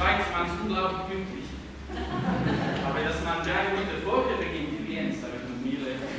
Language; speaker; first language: German; non-native, fluent; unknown